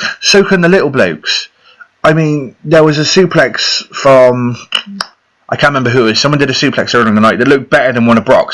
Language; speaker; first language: English; native; English